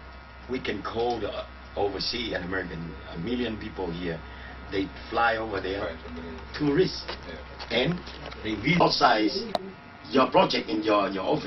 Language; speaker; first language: English; non-native, learner; Vietnamese